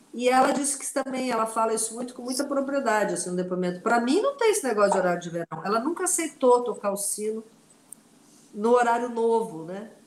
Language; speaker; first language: Portuguese; non-native, local second language; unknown